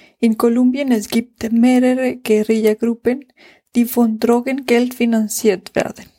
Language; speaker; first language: German; non-native, fluent; Spanish